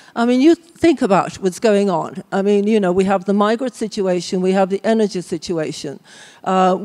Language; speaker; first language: English; native; English